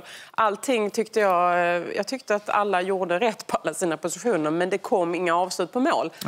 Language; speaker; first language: Swedish; native; Swedish